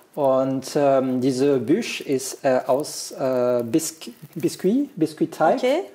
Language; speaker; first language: German; non-native, fluent; French